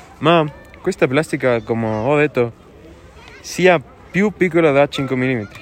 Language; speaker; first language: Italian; non-native, learner; Spanish